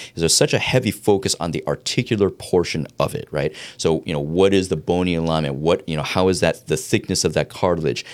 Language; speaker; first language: English; native; English